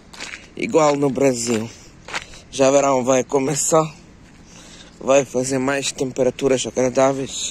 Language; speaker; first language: Portuguese; non-native, local second language; Kabuverdianu